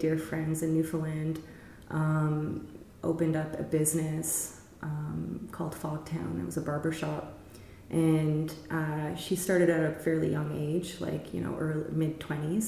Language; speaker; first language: English; native; English